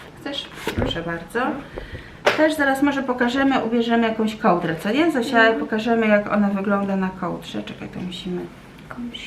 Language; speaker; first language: Polish; native; Polish